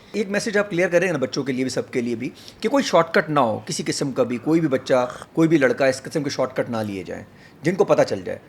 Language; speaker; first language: Urdu; native; Urdu